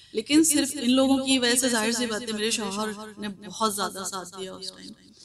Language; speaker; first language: Hindi; native; Hindi